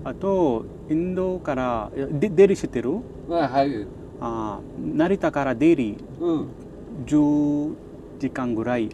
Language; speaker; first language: Japanese; non-native, learner; Hindi